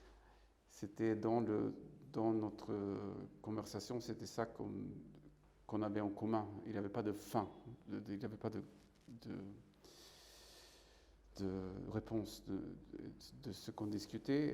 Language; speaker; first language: French; non-native, fluent; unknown